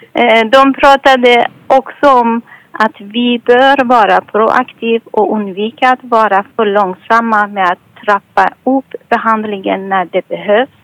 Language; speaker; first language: Swedish; non-native, fluent; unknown